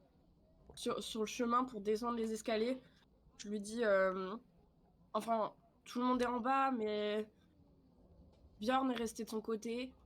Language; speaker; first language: French; native; French